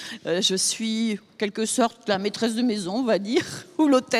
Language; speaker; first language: French; native; French